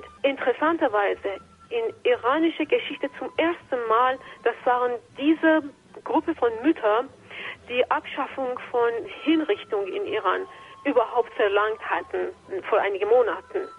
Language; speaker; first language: German; non-native, fluent; Persian